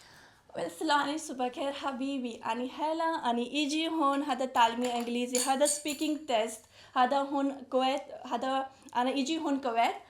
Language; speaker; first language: Arabic; non-native, learner; Punjabi